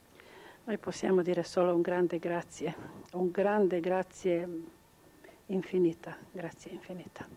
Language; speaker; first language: Italian; non-native, local second language; Croatian